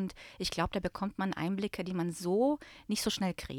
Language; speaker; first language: German; early bilingual, other home language; Bosnian